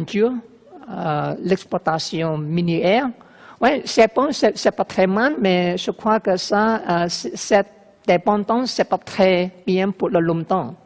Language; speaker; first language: French; non-native, learner; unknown